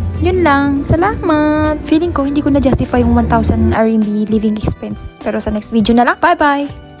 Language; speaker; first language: Filipino; native; Filipino